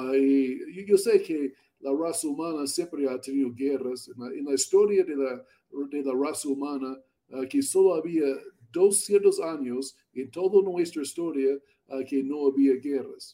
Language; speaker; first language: Spanish; non-native, learner; English